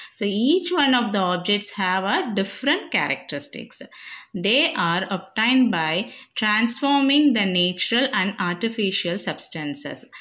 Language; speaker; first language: English; non-native, local second language; Tamil